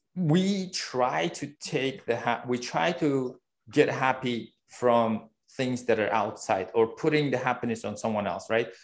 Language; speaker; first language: English; non-native, fluent; Uzbek